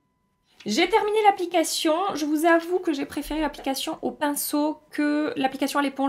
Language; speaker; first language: French; native; French